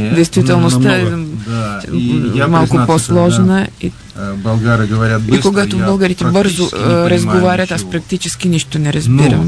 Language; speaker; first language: Bulgarian; non-native, fluent; Russian